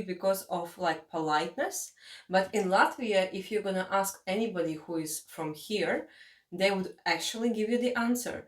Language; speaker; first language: English; non-native, fluent; Latvian